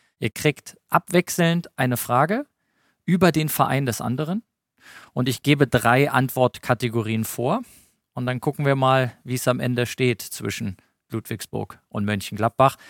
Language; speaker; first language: German; native; German